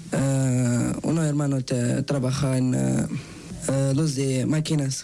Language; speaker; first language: Spanish; non-native, learner; Arabic